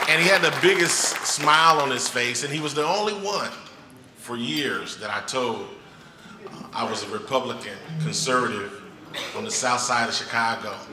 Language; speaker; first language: English; native; English